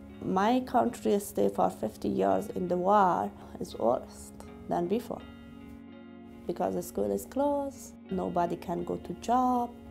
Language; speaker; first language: English; non-native, learner; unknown